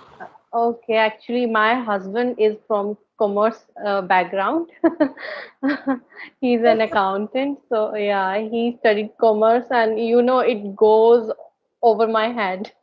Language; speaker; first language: English; non-native, learner; Hindi